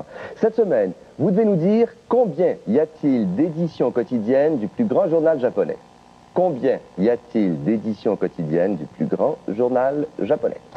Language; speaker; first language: French; native; French